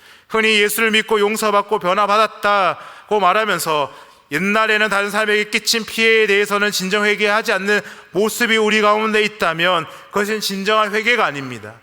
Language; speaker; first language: Korean; native; Korean